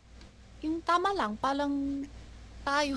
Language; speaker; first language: Filipino; non-native, learner; Chinese